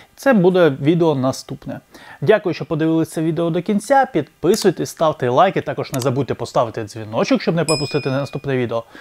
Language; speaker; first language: Ukrainian; non-native, local second language; Russian